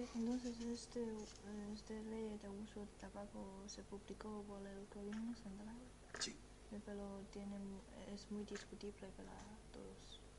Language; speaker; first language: Spanish; non-native, fluent; Chinese